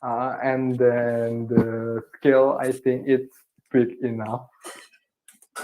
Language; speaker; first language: English; non-native, learner; Indonesian